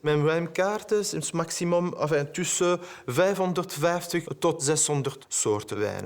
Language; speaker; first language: Dutch; non-native, learner; French